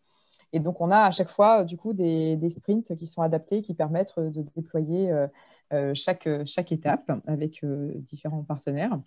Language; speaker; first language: French; native; French